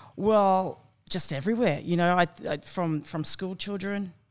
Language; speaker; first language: English; native; English